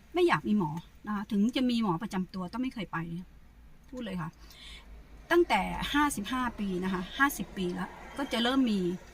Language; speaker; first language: Thai; native; Thai